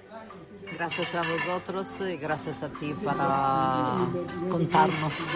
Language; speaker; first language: Spanish; non-native, fluent; Italian